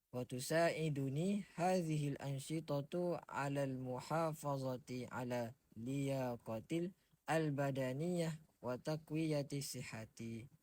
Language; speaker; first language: Arabic; non-native, learner; Malay